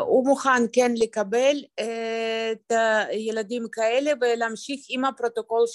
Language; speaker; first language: Hebrew; non-native, fluent; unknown